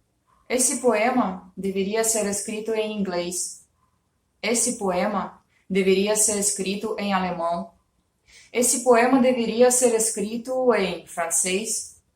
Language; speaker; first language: Portuguese; non-native, fluent; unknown